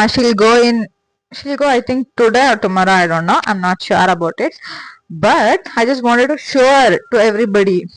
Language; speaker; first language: English; non-native, local second language; Kannada